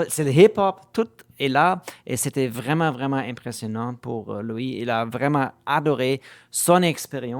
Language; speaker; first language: French; non-native, fluent; German